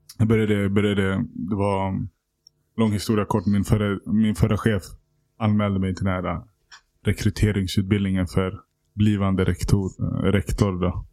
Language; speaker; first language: Swedish; native; Swedish